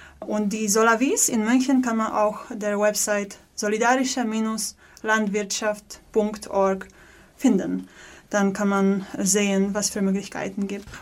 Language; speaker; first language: German; non-native, fluent; Polish